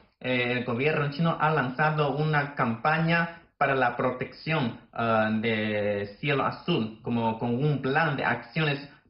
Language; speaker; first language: Spanish; non-native, fluent; Chinese